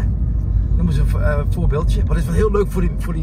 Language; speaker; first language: Dutch; native; Dutch